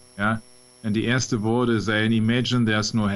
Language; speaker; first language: Dutch; non-native, fluent; German